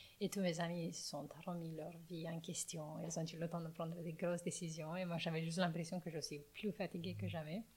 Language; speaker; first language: French; non-native, fluent; Romanian